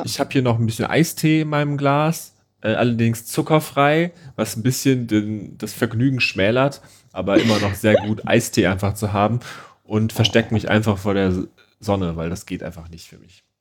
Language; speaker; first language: German; native; German